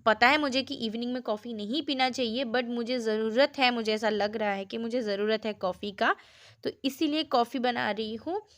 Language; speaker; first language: Hindi; non-native, local second language; Assamese